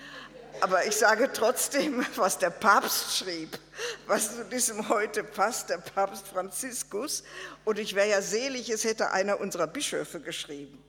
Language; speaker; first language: German; native; German